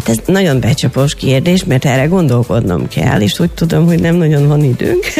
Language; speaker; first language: Hungarian; non-native, fluent; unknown